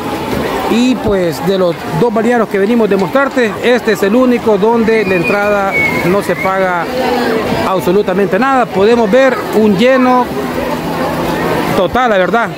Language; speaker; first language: Spanish; native; Spanish